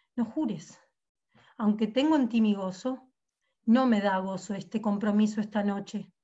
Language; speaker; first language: Spanish; native; Spanish